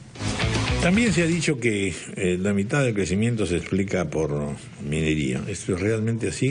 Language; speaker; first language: Spanish; native; Spanish